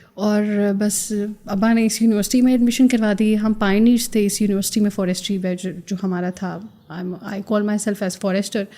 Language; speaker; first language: Urdu; non-native, local second language; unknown